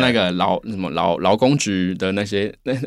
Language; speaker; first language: Chinese; native; Chinese